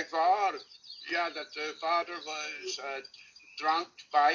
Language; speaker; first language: Dutch; non-native, learner; English